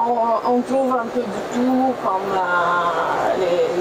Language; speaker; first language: French; non-native, fluent; Italian